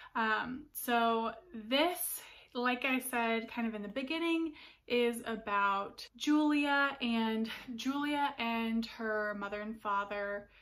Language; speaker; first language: English; native; English